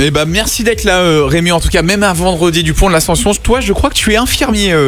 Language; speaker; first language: French; native; French